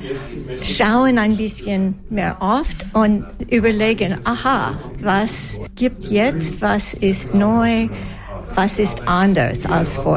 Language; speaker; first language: German; non-native, learner; English